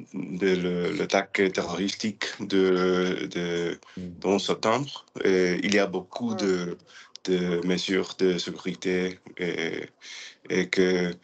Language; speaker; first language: French; non-native, learner; English